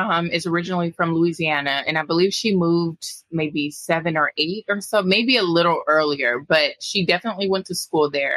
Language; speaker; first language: English; native; English